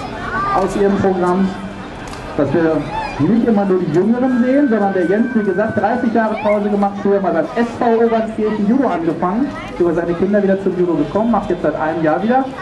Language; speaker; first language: German; native; German